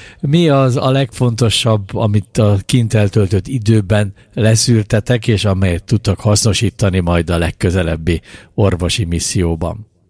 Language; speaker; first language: Hungarian; native; Hungarian